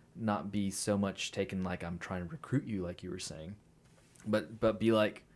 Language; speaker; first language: English; native; English